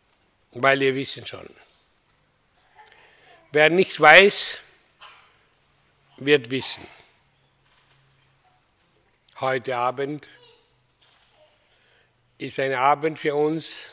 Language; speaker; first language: German; non-native, fluent; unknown